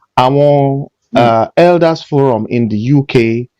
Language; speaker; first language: English; non-native, local second language; Yoruba